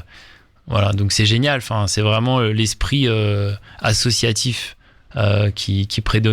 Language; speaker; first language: French; native; French